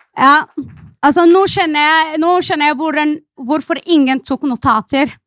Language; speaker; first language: Norwegian; non-native, fluent; Arabic